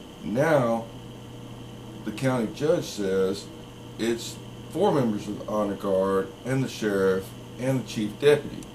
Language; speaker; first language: English; native; English